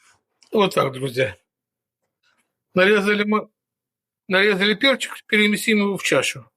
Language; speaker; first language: Russian; native; Russian